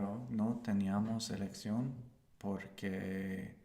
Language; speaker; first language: Spanish; non-native, learner; English